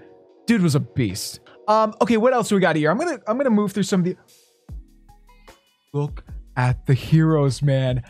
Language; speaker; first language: English; native; English